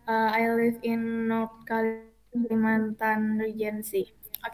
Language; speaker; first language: English; non-native, learner; Indonesian